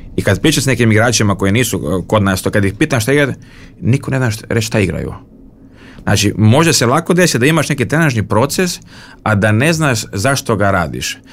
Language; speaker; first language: Serbian; early bilingual, heritage; Bosnian